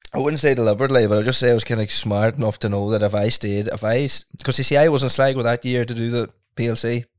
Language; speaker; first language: English; native; English